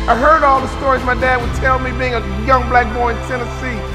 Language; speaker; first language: English; native; English